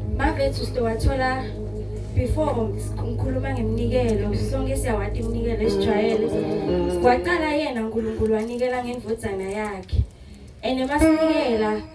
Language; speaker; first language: Zulu; non-native, local second language; Swati